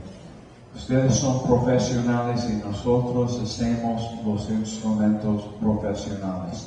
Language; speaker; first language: Spanish; non-native, fluent; English